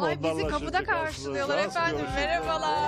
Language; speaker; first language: Turkish; native; Turkish